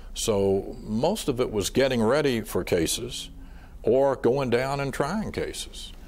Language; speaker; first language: English; native; English